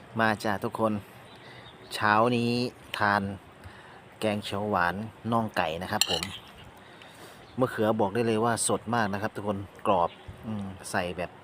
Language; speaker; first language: Thai; native; Thai